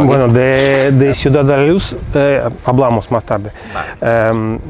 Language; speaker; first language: Spanish; non-native, fluent; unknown